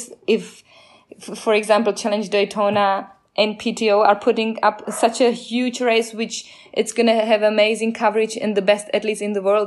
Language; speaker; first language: English; non-native, fluent; Czech